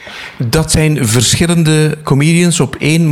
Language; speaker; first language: Dutch; native; Dutch